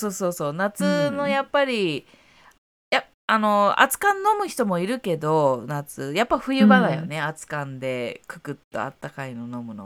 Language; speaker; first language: Japanese; native; Japanese